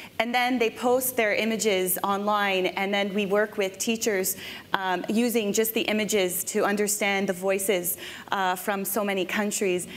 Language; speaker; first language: English; native; English